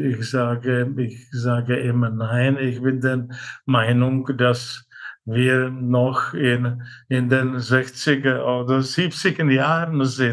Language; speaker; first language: German; non-native, fluent; Czech